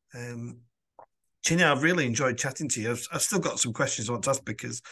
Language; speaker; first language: English; native; English